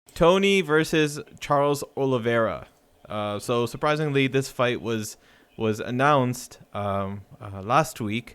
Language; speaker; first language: English; native; English